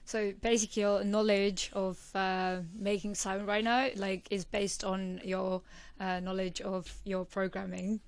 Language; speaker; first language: English; non-native, fluent; Estonian